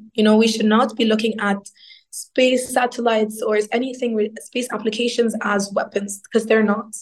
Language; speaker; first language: English; non-native, fluent; Arabic